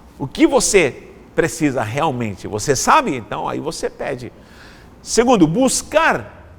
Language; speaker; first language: Portuguese; non-native, fluent; Spanish